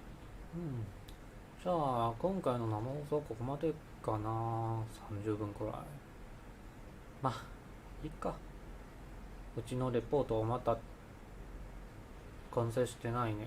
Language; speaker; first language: Japanese; non-native, learner; Chinese